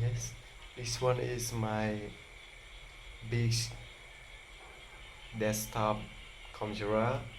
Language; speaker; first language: English; non-native, learner; Khmer